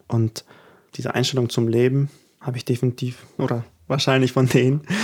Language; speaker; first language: German; early bilingual, other home language; Ukrainian